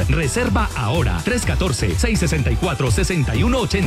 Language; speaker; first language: Spanish; native; Spanish